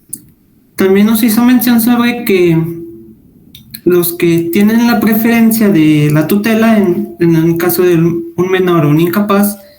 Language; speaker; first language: Spanish; native; Spanish